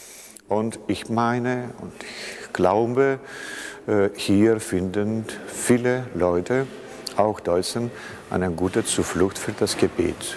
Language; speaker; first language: German; non-native, fluent; Greek